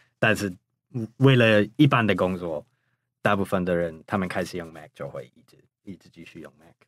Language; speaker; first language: Chinese; non-native, fluent; English